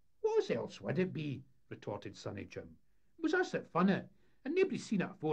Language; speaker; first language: English; native; English